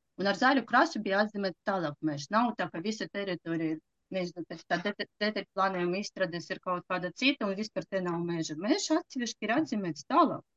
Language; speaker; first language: Latvian; native; Latvian